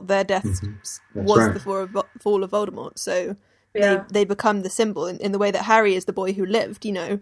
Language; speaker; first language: English; native; English